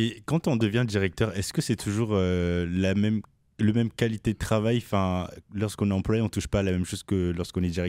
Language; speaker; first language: French; native; French